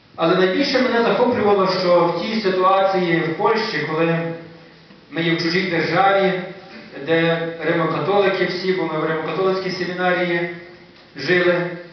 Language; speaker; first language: Ukrainian; native; Ukrainian